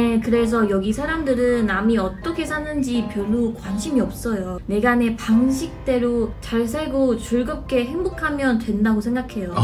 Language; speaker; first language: Korean; non-native, fluent; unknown